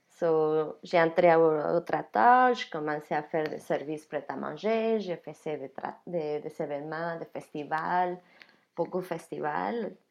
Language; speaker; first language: French; non-native, fluent; Spanish